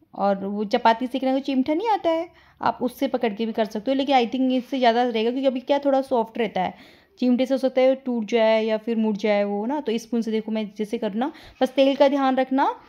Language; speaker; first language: Hindi; native; Hindi